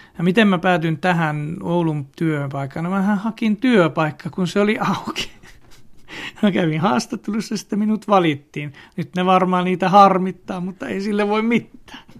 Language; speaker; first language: Finnish; non-native, fluent; Hungarian